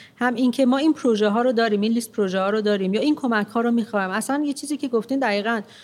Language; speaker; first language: Persian; non-native, local second language; Armenian